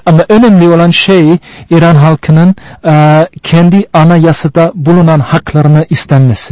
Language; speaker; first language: Turkish; non-native, fluent; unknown